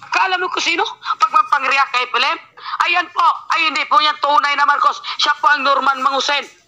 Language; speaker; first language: Filipino; non-native, local second language; Cebuano